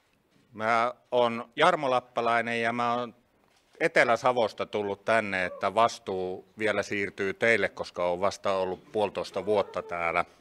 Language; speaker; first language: Finnish; native; Finnish